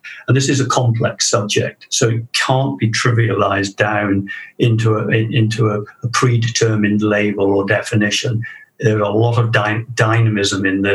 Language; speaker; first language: English; native; English